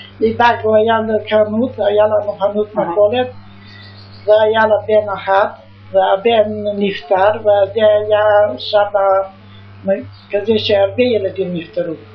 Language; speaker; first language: Hebrew; non-native, fluent; Yiddish